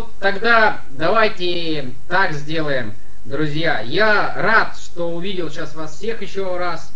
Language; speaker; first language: Russian; native; Russian